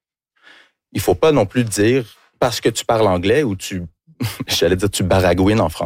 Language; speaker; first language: French; early bilingual, other home language; English